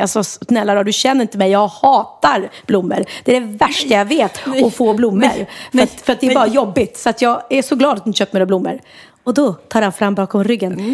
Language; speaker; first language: Swedish; native; Swedish